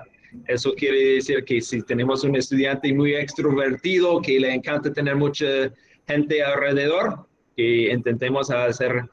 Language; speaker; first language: Spanish; non-native, fluent; English